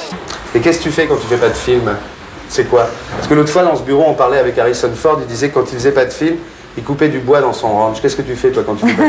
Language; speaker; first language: French; native; French